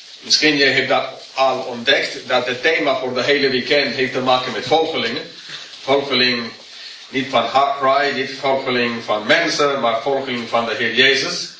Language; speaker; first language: Dutch; non-native, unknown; English